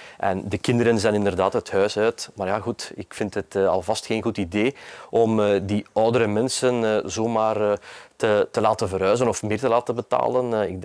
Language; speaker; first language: Dutch; native; Dutch